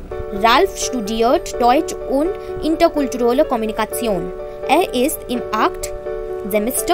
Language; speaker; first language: German; non-native, fluent; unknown